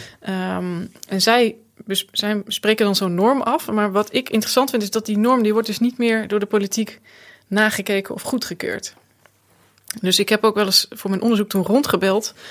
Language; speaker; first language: Dutch; native; Dutch